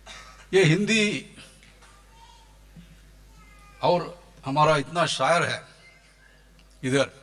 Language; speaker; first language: Hindi; non-native, local second language; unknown